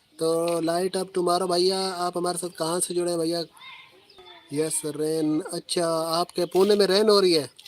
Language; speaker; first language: Urdu; non-native, local second language; Punjabi